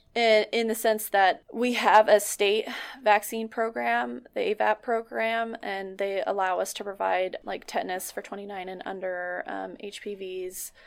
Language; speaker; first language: English; native; English